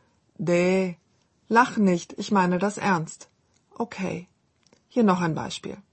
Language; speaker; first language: German; non-native, fluent; Korean